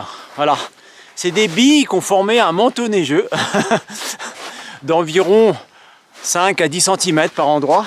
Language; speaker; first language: French; native; French